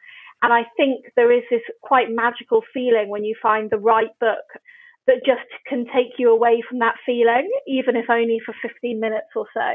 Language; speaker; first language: English; native; English